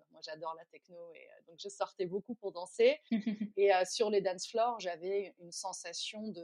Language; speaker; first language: French; non-native, fluent; Dutch